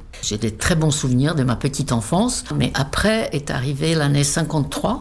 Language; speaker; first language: French; non-native, fluent; Czech